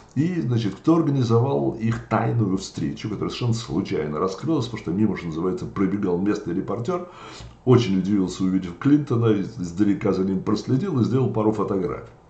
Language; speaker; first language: Russian; native; Russian